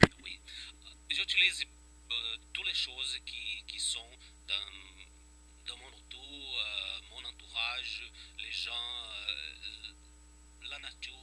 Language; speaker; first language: French; non-native, fluent; Portuguese